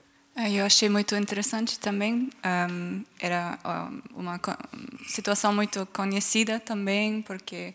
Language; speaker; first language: Portuguese; non-native, fluent; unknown